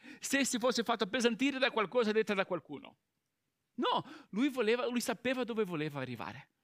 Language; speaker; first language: Italian; non-native, fluent; Portuguese